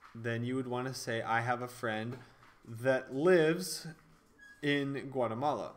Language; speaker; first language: English; native; English